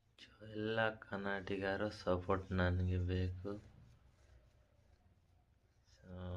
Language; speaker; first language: Kannada; non-native, local second language; Odia